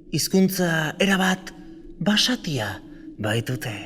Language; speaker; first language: Basque; native; Basque